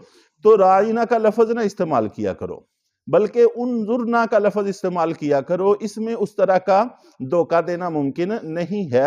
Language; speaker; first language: Urdu; native; Urdu